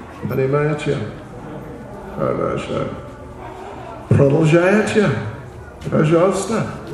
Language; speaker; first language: Russian; non-native, learner; English